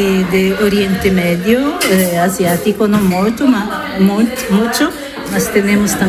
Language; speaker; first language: Spanish; non-native, learner; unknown